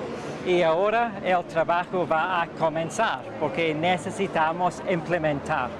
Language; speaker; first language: Spanish; non-native, fluent; English